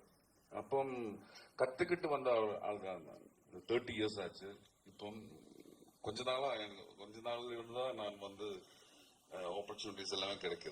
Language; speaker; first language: Tamil; non-native, learner; Malayalam